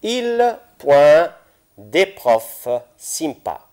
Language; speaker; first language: French; non-native, fluent; Arabic